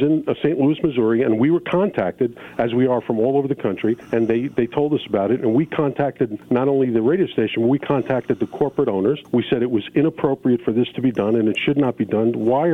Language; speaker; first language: English; early bilingual, other home language; Sicilian